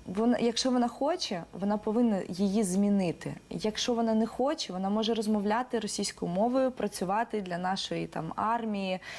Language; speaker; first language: Ukrainian; non-native, local second language; Russian